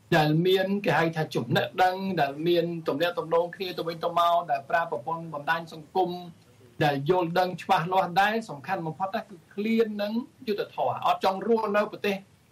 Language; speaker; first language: Khmer; early bilingual, heritage; Khmer